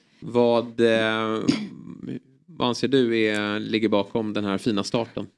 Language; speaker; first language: Swedish; native; Swedish